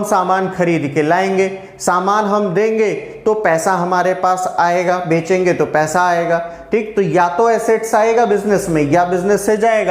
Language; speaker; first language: Hindi; native; Hindi